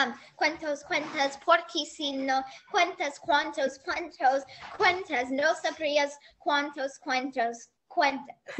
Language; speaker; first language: Spanish; non-native, learner; English